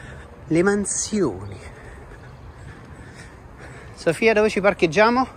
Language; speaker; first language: Italian; native; Italian